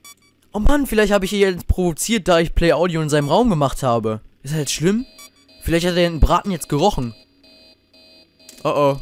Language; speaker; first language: German; native; German